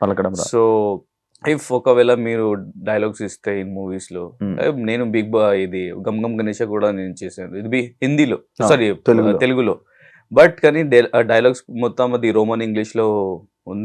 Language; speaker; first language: Telugu; non-native, learner; Hindi